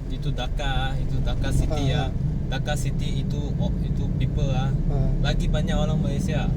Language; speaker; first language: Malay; non-native, learner; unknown